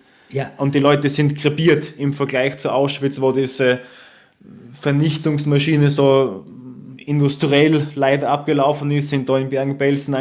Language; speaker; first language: German; native; German